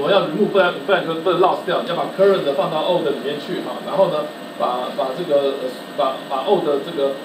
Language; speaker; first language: Chinese; native; Chinese